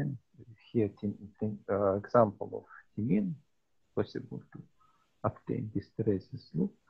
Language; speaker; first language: English; non-native, learner; Russian